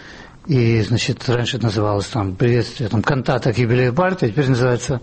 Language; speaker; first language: Russian; native; Russian